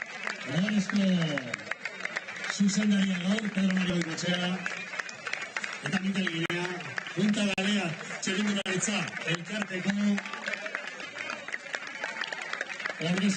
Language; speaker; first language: Basque; native; Basque